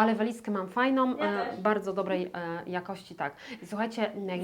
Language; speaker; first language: Polish; native; Polish